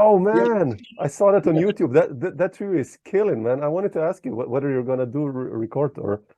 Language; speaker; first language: English; non-native, fluent; Slovenian